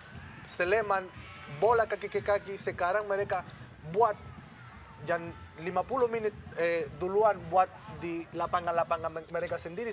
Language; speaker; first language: Indonesian; non-native, fluent; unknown